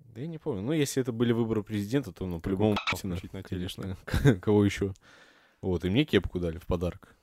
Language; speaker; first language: Russian; native; Russian